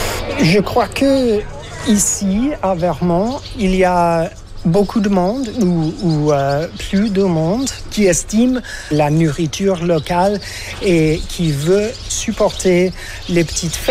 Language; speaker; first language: French; non-native, fluent; English